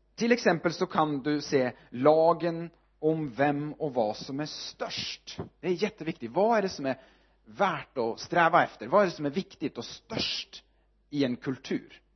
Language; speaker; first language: Swedish; non-native, fluent; Norwegian